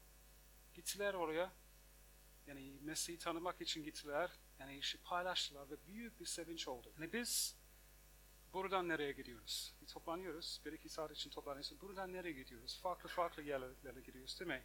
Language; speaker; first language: Turkish; non-native, fluent; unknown